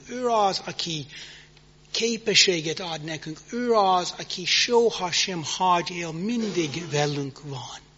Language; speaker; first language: Hungarian; non-native, fluent; English